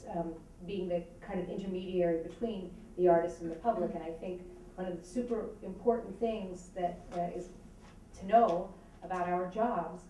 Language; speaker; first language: English; native; English